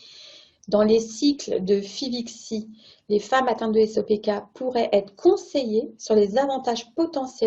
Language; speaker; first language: French; native; French